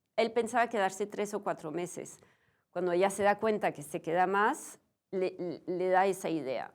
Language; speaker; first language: Spanish; non-native, fluent; French